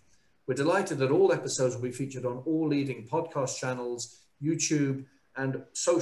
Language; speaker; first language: English; native; English